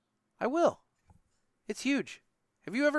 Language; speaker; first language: English; native; English